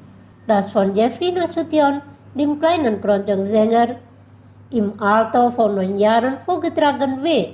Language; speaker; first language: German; non-native, fluent; Indonesian